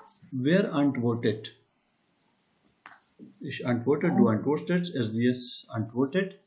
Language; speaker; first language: German; non-native, learner; Hindi